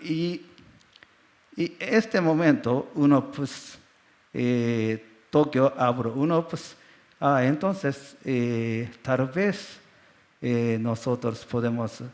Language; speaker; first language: Spanish; non-native, learner; Japanese